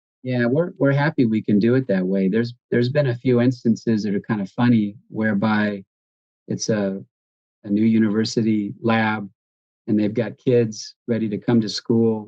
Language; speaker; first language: English; native; English